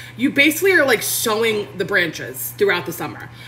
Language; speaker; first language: English; native; English